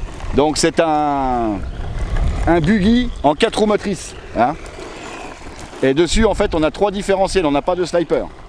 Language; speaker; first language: French; native; French